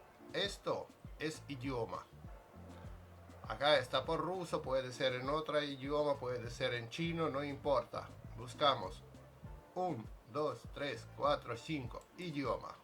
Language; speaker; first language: Spanish; non-native, fluent; Russian